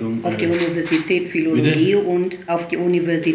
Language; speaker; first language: German; early bilingual, heritage; German